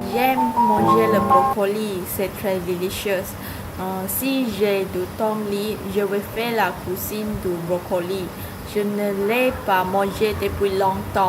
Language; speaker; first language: French; non-native, learner; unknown